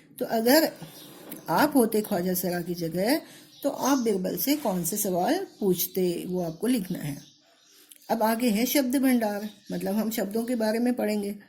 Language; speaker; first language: Hindi; native; Hindi